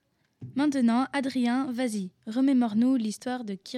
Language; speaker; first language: French; native; French